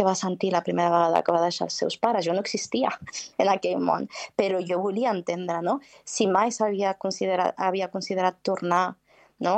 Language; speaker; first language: Catalan; early bilingual, heritage; Catalan